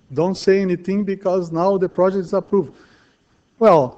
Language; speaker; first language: English; non-native, fluent; Portuguese